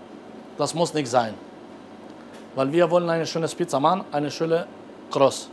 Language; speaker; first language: German; non-native, learner; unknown